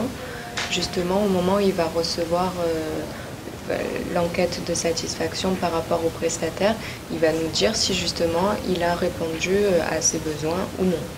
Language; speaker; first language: French; native; French